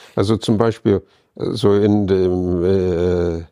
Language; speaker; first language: German; non-native, fluent; English